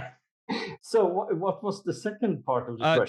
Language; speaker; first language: English; non-native, fluent; Swedish